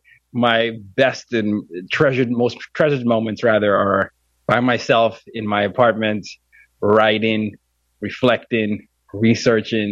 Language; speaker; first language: English; non-native, local second language; Yoruba